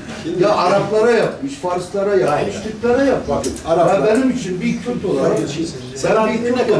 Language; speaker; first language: Turkish; non-native, local second language; Kurdish